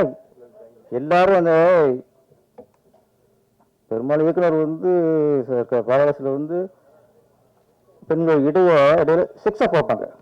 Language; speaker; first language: Tamil; native; Tamil